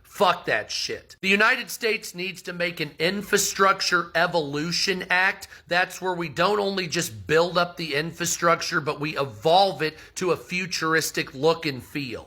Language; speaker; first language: English; native; English